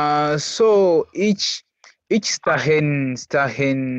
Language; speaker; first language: German; non-native, learner; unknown